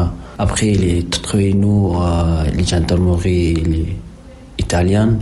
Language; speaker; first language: French; non-native, learner; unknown